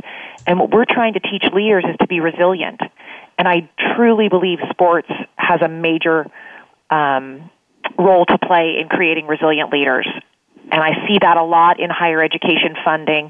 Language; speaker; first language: English; native; English